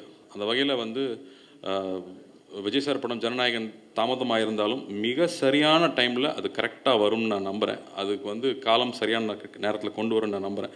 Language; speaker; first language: Tamil; native; Tamil